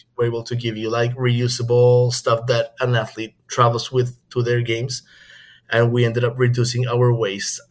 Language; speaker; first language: English; non-native, fluent; Spanish